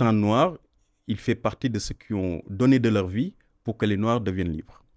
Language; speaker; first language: French; non-native, local second language; Wolof